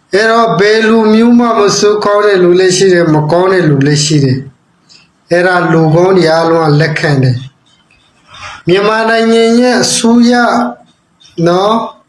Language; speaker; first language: Burmese; non-native, local second language; Rohingya